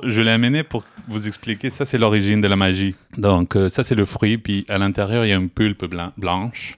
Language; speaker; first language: French; non-native, fluent; Spanish